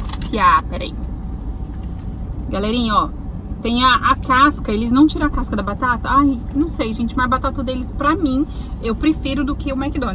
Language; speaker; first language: Portuguese; native; Portuguese